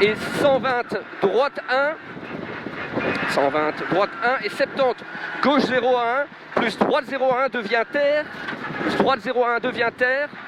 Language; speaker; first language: French; native; French